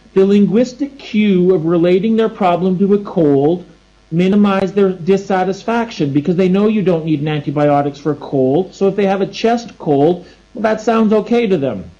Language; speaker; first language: English; native; English